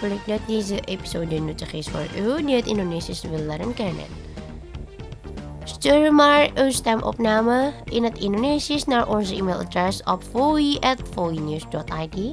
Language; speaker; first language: Dutch; non-native, learner; Indonesian